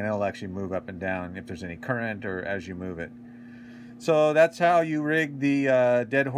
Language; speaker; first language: English; native; English